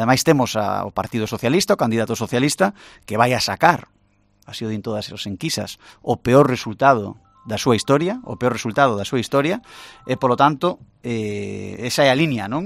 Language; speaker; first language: Galician; non-native, local second language; Spanish